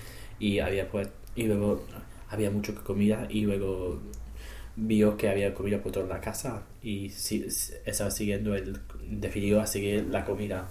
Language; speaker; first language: Spanish; non-native, learner; English